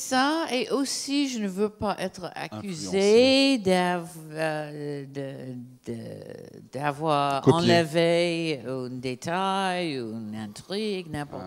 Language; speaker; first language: French; non-native, fluent; English